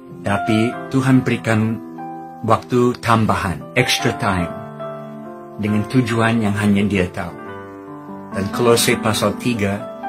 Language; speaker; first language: Indonesian; non-native, fluent; English